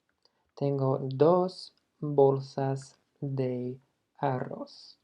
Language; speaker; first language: Spanish; non-native, fluent; English